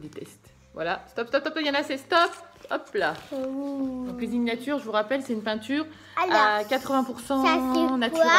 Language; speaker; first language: French; native; French